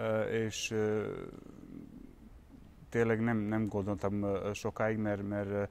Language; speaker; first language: Hungarian; non-native, fluent; Serbian